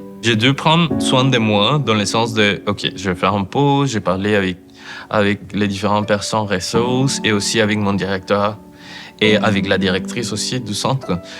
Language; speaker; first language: French; non-native, fluent; Spanish